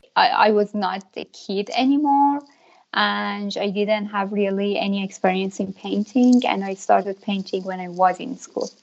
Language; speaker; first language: English; non-native, fluent; Persian